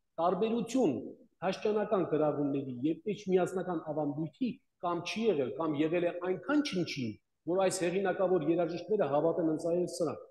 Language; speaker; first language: Armenian; native; Armenian